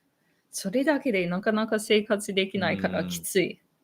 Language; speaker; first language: Japanese; non-native, fluent; English